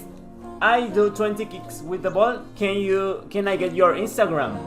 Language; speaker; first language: English; non-native, learner; Spanish